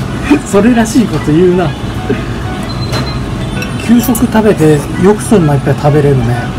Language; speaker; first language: Japanese; native; Japanese